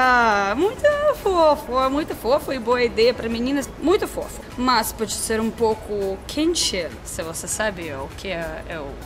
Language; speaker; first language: Portuguese; non-native, learner; Russian